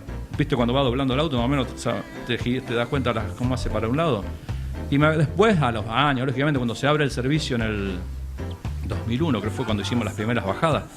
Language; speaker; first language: Spanish; native; Spanish